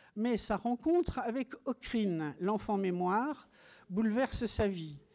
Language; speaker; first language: French; native; French